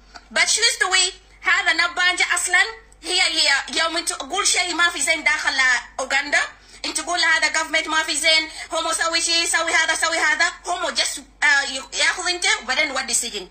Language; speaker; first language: Arabic; non-native, learner; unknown